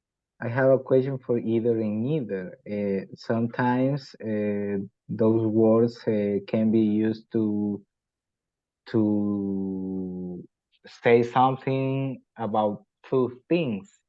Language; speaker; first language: English; non-native, learner; Spanish